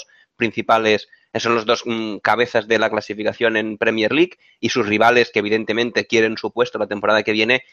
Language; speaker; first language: Spanish; native; Spanish